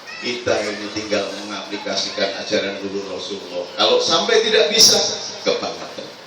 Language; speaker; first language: Indonesian; non-native, local second language; Javanese